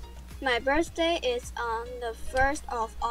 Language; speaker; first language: English; non-native, learner; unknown